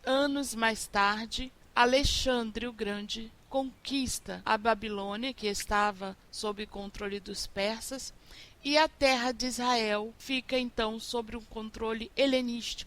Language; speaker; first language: Portuguese; native; Portuguese